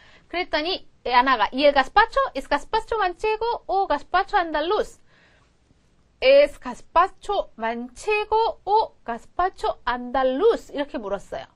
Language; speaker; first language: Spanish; non-native, fluent; Korean